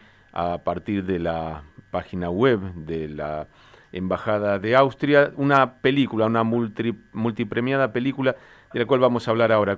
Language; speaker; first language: Spanish; native; Spanish